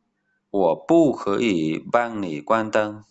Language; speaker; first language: Chinese; non-native, fluent; Vietnamese